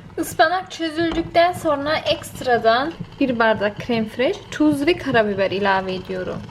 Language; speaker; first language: Turkish; early bilingual, heritage; Turkish